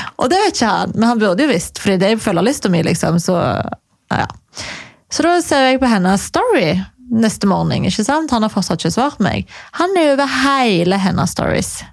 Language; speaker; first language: Norwegian; native; Norwegian